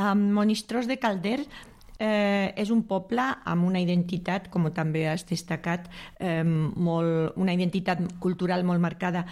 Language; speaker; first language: Catalan; native; Catalan